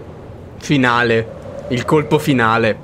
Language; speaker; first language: Italian; native; Italian